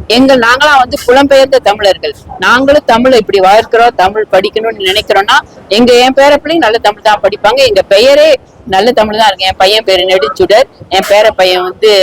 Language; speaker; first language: Tamil; early bilingual, heritage; Tamil